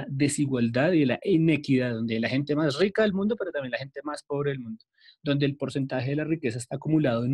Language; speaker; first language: Spanish; native; Spanish